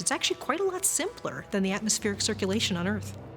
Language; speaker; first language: English; native; English